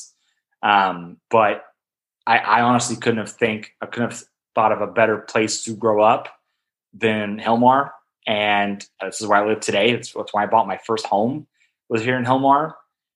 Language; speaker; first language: English; native; English